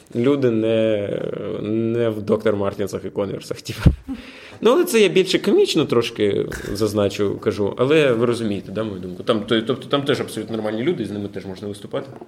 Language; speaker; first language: Ukrainian; non-native, local second language; Russian